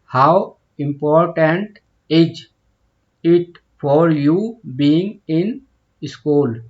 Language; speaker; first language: English; non-native, local second language; Hindi